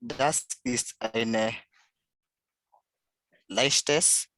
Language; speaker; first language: German; non-native, learner; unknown